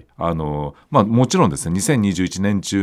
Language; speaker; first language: Japanese; native; Japanese